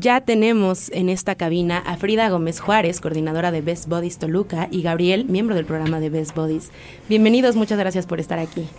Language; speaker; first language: Spanish; native; Spanish